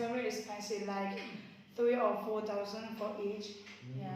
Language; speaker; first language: English; non-native, learner; Thai